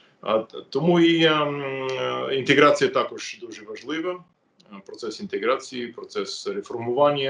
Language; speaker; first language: Ukrainian; non-native, fluent; English